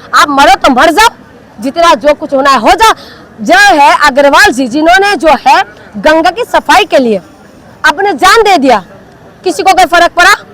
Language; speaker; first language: Hindi; non-native, local second language; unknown